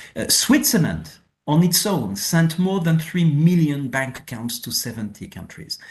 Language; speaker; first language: English; non-native, fluent; French